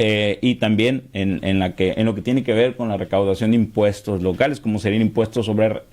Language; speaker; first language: Spanish; native; Spanish